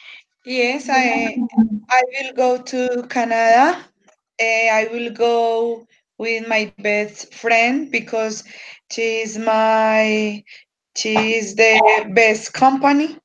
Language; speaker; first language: English; non-native, learner; Spanish